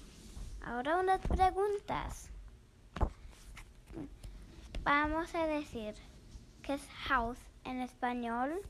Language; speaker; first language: Spanish; early bilingual, heritage; Spanish